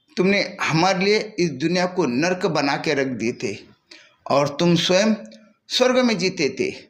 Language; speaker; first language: Hindi; non-native, local second language; Marathi